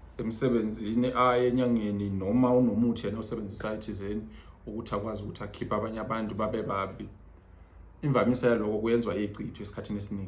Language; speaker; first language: Zulu; native; Zulu